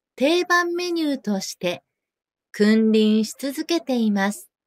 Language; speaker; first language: Japanese; native; Japanese